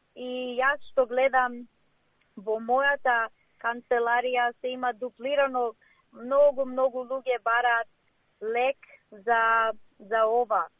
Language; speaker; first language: Macedonian; early bilingual, heritage; Macedonian